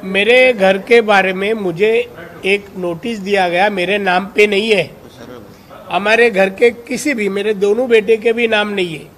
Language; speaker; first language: Hindi; non-native, local second language; Marathi